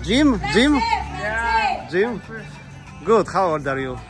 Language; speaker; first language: English; non-native, learner; Polish